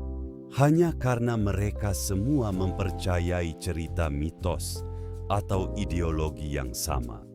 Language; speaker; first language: Indonesian; native; Indonesian